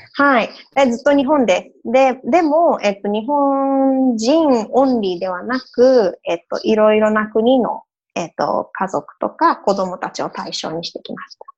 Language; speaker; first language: Japanese; early bilingual, heritage; Japanese